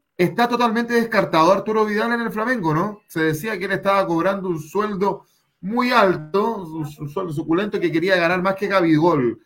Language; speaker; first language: Spanish; native; Spanish